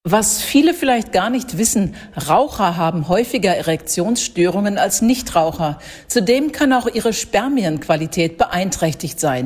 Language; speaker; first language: German; native; German